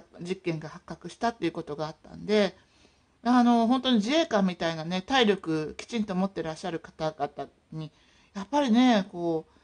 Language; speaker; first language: Japanese; native; Japanese